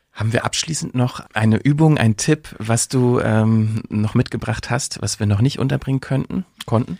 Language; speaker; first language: German; native; German